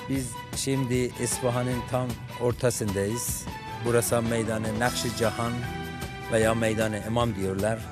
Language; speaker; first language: Turkish; non-native, fluent; Persian